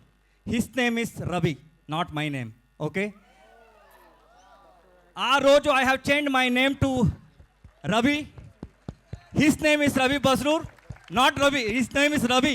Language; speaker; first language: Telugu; non-native, learner; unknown